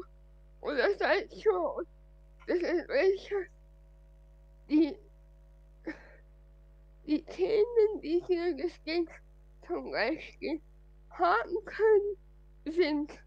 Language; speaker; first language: German; non-native, fluent; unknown